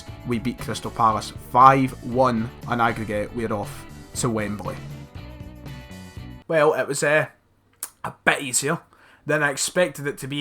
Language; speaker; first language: English; native; English